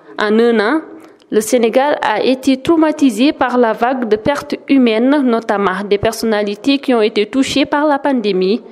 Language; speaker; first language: French; non-native, local second language; Wolof